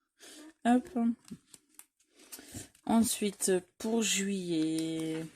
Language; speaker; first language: French; native; French